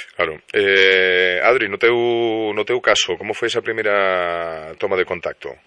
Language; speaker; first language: Galician; native; Galician